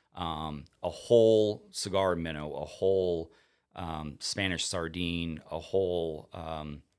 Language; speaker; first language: English; native; English